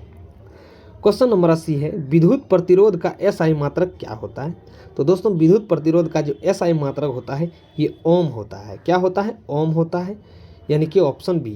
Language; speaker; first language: Hindi; native; Hindi